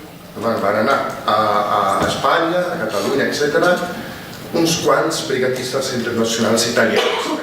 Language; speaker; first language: Catalan; non-native, fluent; Italian